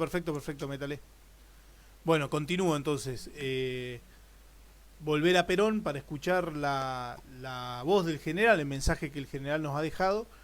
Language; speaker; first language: Spanish; native; Spanish